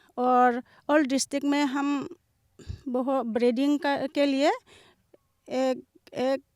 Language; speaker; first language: Hindi; non-native, local second language; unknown